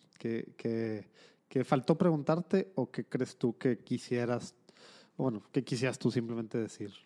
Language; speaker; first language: Spanish; native; Spanish